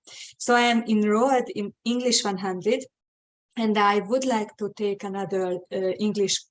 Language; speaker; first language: English; non-native, fluent; Hungarian